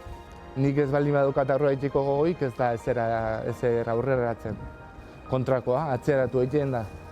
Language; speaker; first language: Basque; native; Basque